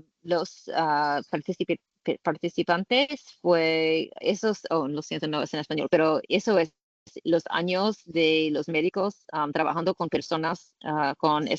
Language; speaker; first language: Spanish; non-native, learner; English